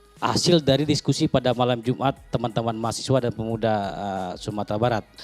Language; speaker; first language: Indonesian; native; Indonesian